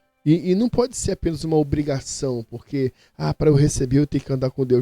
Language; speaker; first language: Portuguese; native; Portuguese